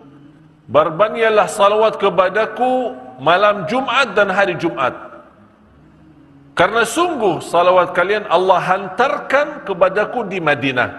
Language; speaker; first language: Indonesian; non-native, fluent; Arabic